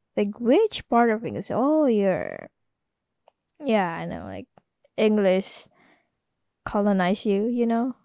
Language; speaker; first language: English; non-native, learner; Indonesian